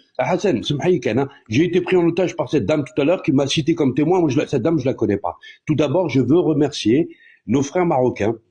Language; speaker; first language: French; non-native, local second language; Kabyle